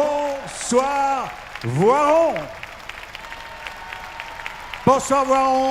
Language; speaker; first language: French; native; French